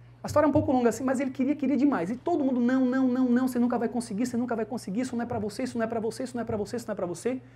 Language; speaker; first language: Portuguese; early bilingual, heritage; Portuguese